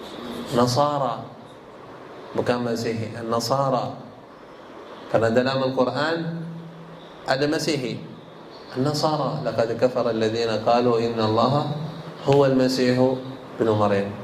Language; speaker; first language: Indonesian; non-native, learner; Arabic